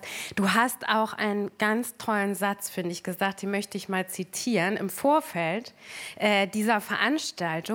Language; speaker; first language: German; native; German